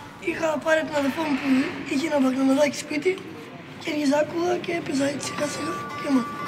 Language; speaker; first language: Greek; non-native, fluent; Albanian